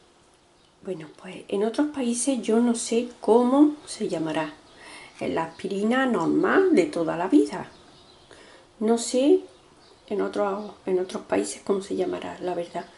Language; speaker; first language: Spanish; native; Spanish